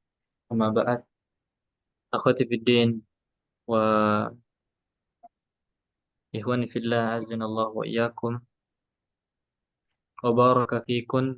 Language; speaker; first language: Arabic; non-native, fluent; Indonesian